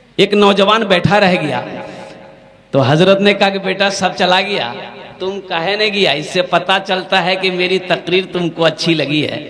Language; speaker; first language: Hindi; non-native, local second language; Bangla